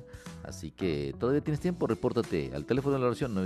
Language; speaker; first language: Spanish; native; Spanish